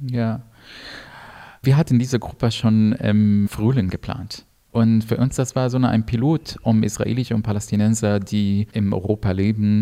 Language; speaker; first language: German; non-native, fluent; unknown